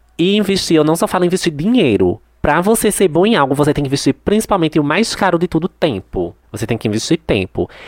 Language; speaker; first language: Portuguese; native; Portuguese